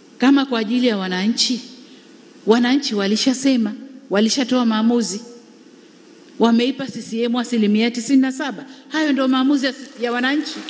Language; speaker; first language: Swahili; native; Swahili